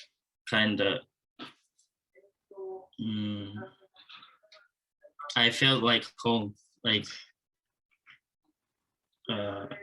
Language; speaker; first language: English; non-native, learner; Japanese